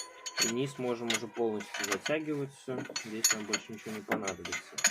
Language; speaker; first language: Russian; native; Russian